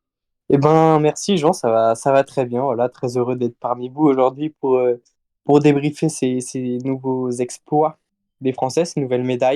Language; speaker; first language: French; native; French